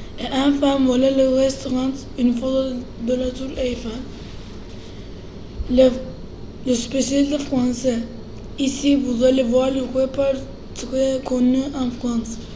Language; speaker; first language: French; non-native, learner; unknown